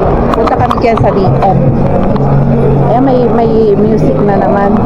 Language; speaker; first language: Filipino; native; Filipino